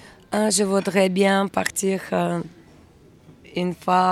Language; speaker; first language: French; non-native, fluent; Russian